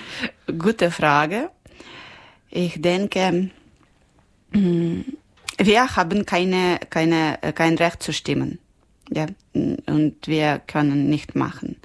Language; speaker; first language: German; non-native, learner; Ukrainian